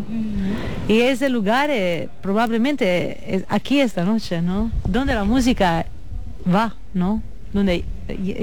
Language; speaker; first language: Spanish; non-native, fluent; Italian